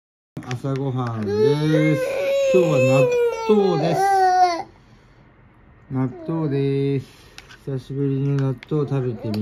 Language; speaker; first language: Japanese; native; Japanese